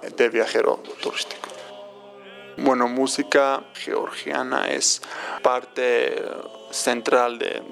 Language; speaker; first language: Spanish; non-native, fluent; Georgian